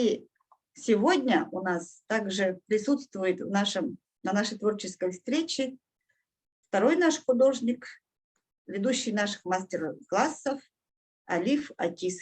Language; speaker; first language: Russian; native; Russian